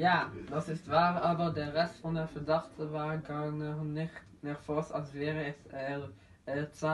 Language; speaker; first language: German; non-native, learner; Dutch